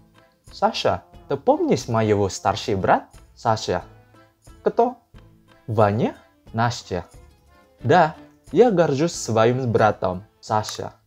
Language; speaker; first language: Russian; non-native, learner; Indonesian